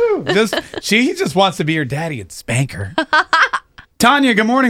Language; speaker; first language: English; native; English